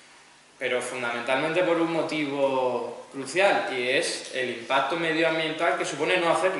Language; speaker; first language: Spanish; native; Spanish